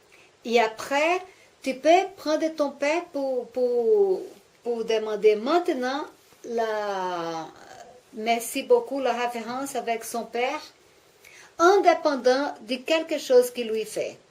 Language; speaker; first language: French; non-native, learner; Portuguese